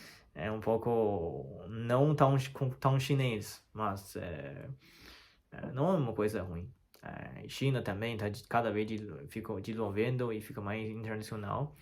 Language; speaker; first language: Portuguese; non-native, fluent; Chinese